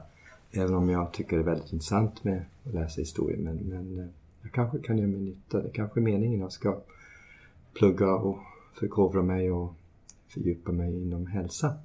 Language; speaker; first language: Swedish; early bilingual, heritage; Swedish